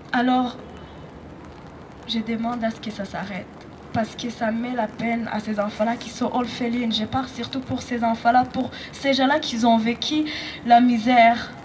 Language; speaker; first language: French; non-native, local second language; Rundi